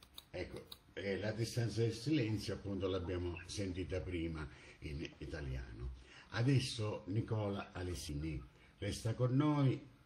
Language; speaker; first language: Italian; native; Italian